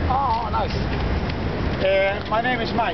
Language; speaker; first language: English; non-native, fluent; Swedish